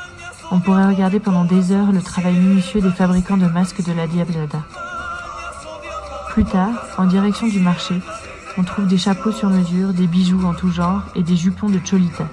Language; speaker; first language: French; native; French